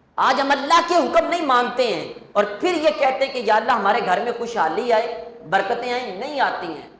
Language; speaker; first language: Urdu; non-native, local second language; Punjabi